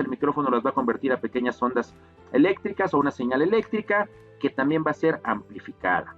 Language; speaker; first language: Spanish; native; Spanish